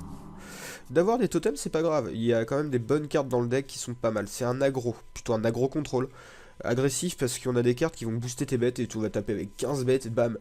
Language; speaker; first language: French; native; French